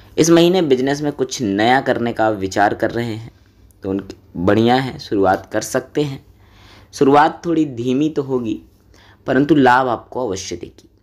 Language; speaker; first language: Hindi; native; Hindi